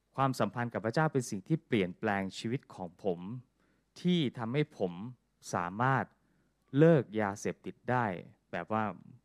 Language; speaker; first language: Thai; native; Thai